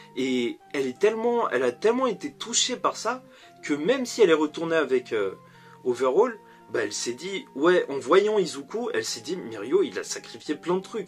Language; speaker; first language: French; native; French